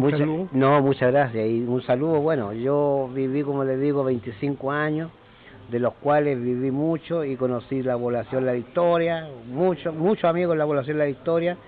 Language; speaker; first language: Spanish; native; Spanish